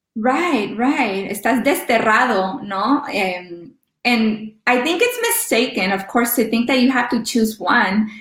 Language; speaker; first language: English; early bilingual, other home language; Spanish